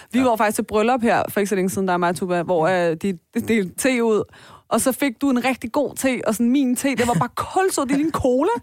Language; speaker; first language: Danish; early bilingual, other home language; Persian